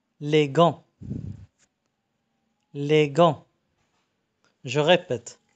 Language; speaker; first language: French; non-native, fluent; Arabic